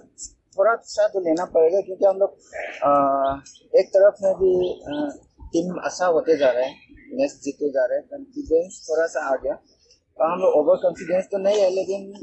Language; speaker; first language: Hindi; non-native, local second language; Manipuri